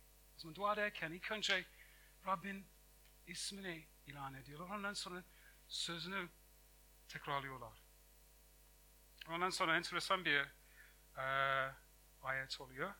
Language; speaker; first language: Turkish; non-native, fluent; English